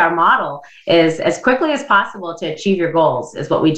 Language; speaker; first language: English; non-native, fluent; Indonesian